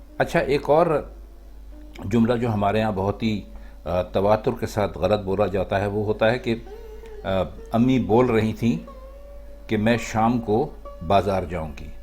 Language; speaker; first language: Urdu; native; Urdu